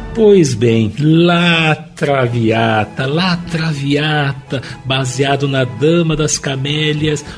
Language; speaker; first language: Portuguese; native; Portuguese